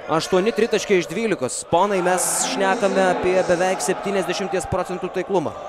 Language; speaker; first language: Lithuanian; native; Lithuanian